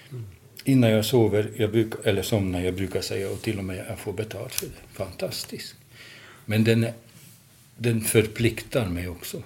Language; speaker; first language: Swedish; non-native, fluent; Hungarian